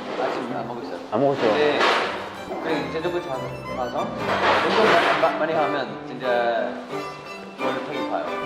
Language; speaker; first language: Korean; non-native, learner; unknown